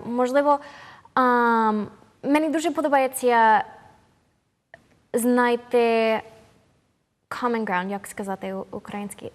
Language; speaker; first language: Ukrainian; non-native, learner; English